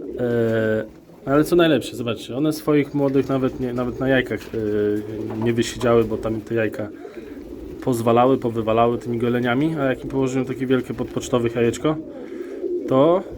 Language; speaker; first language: Polish; native; Polish